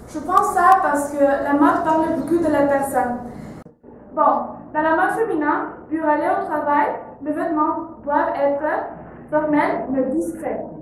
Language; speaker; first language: French; non-native, learner; Spanish